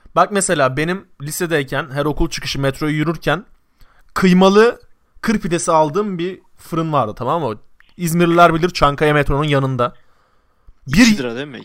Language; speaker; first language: Turkish; native; Turkish